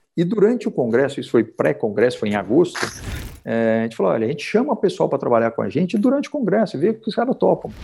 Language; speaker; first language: Portuguese; native; Portuguese